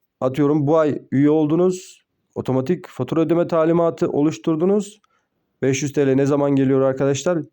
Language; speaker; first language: Turkish; native; Turkish